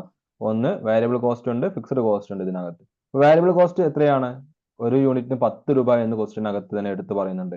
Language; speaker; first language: Malayalam; native; Malayalam